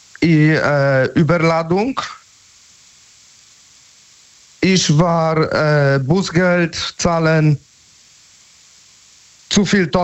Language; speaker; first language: German; non-native, learner; Polish